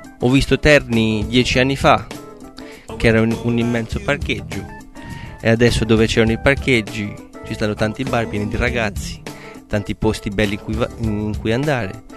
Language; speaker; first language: Italian; non-native, fluent; Albanian